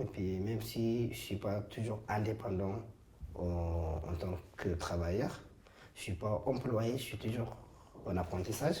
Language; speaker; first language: French; non-native, fluent; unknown